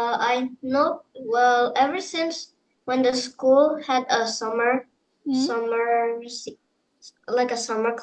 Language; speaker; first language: English; non-native, fluent; Indonesian